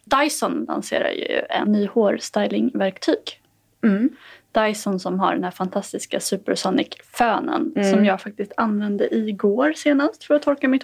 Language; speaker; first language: Swedish; native; Swedish